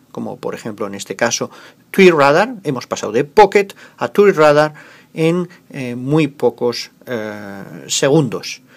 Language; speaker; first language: Spanish; native; Spanish